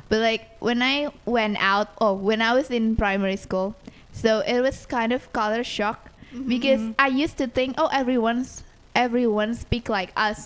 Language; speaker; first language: English; early bilingual, other home language; Indonesian